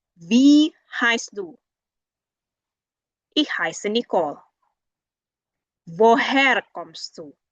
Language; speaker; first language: German; non-native, fluent; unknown